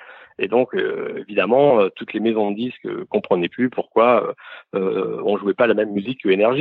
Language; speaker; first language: French; native; French